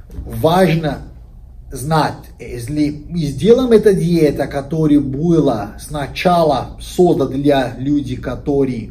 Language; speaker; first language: Russian; non-native, learner; Portuguese